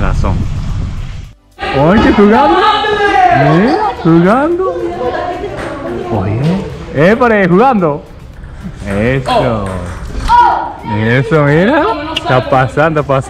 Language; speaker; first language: Spanish; non-native, learner; Japanese